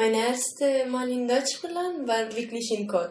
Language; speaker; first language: German; non-native, learner; Italian